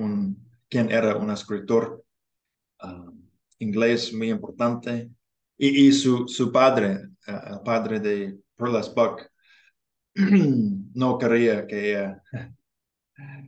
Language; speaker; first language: Spanish; non-native, learner; English